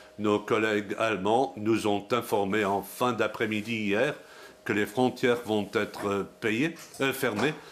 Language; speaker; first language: French; non-native, local second language; Luxembourgish